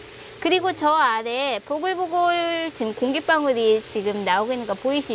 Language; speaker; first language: Korean; native; Korean